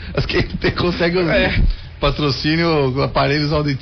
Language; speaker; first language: Portuguese; native; Portuguese